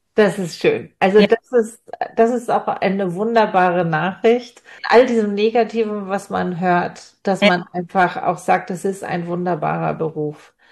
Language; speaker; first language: German; native; German